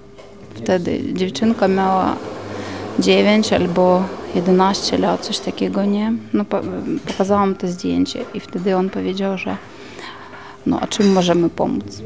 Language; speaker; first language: Polish; non-native, fluent; Ukrainian